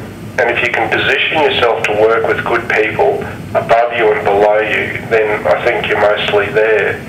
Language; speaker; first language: English; native; English